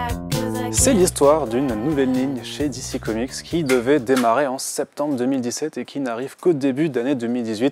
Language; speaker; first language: French; native; French